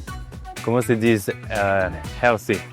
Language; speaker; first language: Portuguese; non-native, learner; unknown